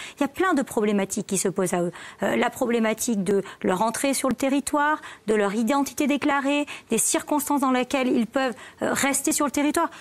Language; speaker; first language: French; native; French